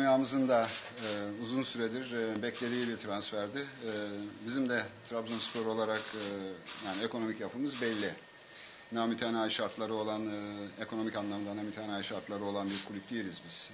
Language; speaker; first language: Turkish; native; Turkish